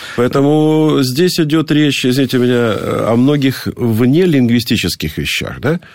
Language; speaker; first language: Russian; native; Russian